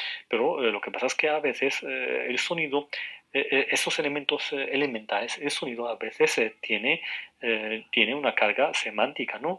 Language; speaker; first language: Spanish; non-native, fluent; Arabic